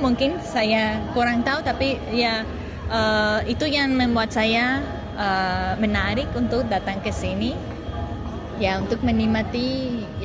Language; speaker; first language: Indonesian; non-native, learner; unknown